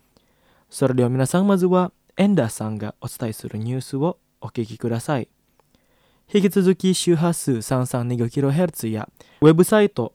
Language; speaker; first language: Japanese; non-native, fluent; Indonesian